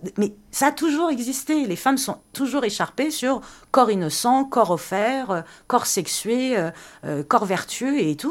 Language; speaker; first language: French; early bilingual, other home language; Persian